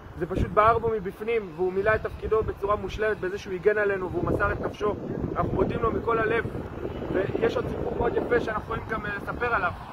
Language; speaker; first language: Hebrew; native; Hebrew